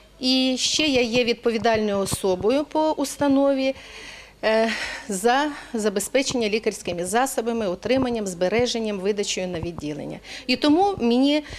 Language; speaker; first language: Ukrainian; native; Ukrainian